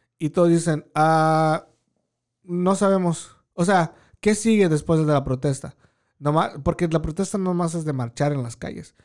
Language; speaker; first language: Spanish; early bilingual, heritage; Spanish